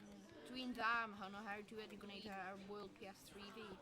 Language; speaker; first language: Welsh; non-native, local second language; English